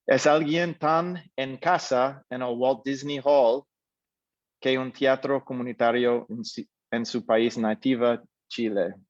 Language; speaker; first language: Spanish; non-native, fluent; English